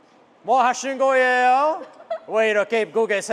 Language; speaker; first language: Korean; non-native, fluent; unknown